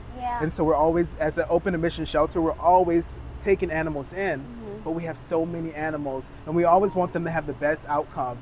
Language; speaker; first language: English; native; English